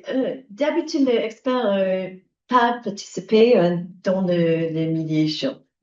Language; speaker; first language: French; non-native, learner; English